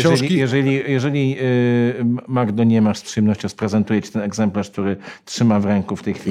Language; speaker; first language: Polish; native; Polish